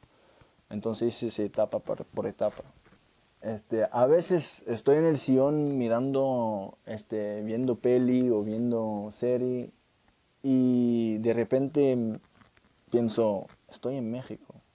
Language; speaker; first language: Spanish; non-native, fluent; French